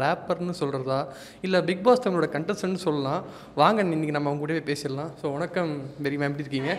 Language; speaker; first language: Tamil; native; Tamil